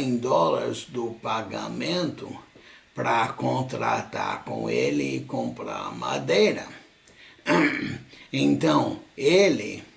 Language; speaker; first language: Portuguese; non-native, fluent; English